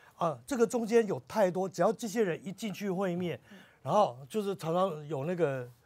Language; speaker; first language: Chinese; native; Chinese